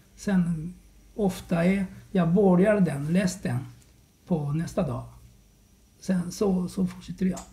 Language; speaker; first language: Swedish; non-native, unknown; Japanese